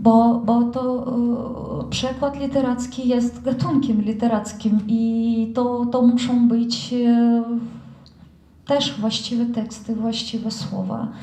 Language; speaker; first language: Polish; non-native, fluent; Russian